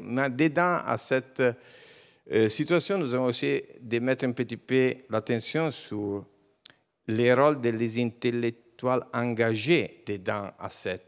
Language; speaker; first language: French; non-native, learner; Italian